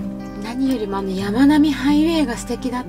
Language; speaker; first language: Japanese; native; Japanese